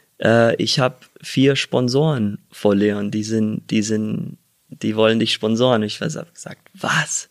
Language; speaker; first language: German; early bilingual, heritage; German